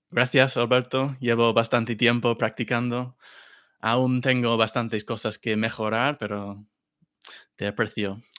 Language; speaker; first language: Spanish; non-native, fluent; English